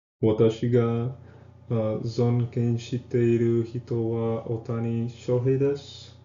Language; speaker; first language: Japanese; non-native, learner; English